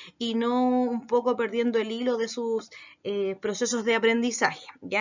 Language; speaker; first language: Spanish; native; Spanish